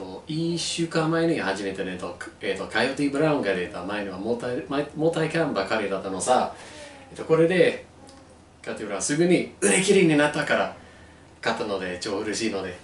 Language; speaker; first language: Japanese; non-native, learner; English